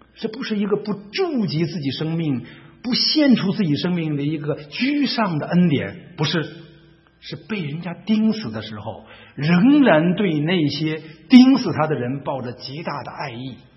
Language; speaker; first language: Chinese; native; Chinese